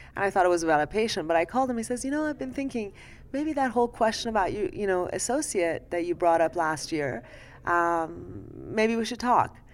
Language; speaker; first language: English; early bilingual, other home language; Persian